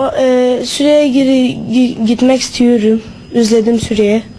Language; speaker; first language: Turkish; early bilingual, other home language; Arabic